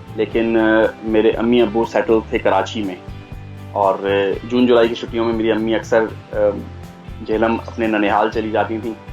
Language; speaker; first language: Urdu; non-native, local second language; Punjabi